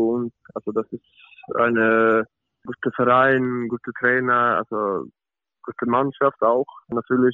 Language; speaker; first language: German; non-native, fluent; Swedish